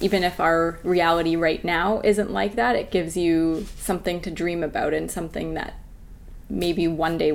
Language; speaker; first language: English; native; English